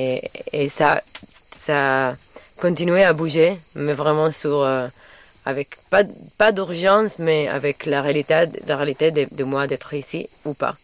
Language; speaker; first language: French; non-native, fluent; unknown